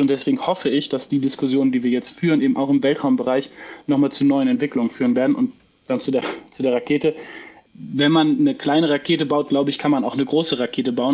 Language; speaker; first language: German; native; German